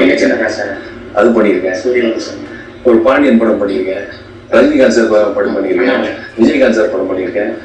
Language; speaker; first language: Tamil; non-native, learner; Telugu